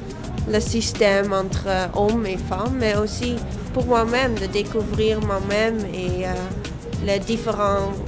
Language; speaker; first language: French; non-native, fluent; Dutch